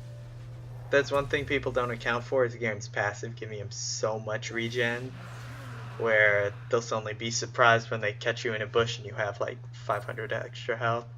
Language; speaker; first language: English; native; English